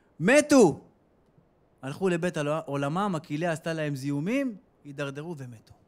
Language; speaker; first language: Hebrew; native; Hebrew